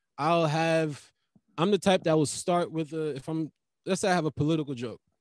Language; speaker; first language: English; native; English